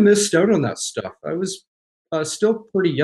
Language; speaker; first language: English; native; English